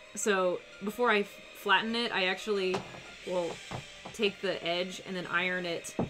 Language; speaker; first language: English; native; English